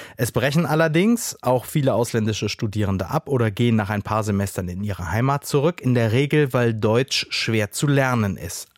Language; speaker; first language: German; native; German